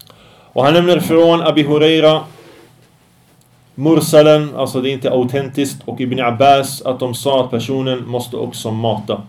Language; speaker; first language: Swedish; early bilingual, other home language; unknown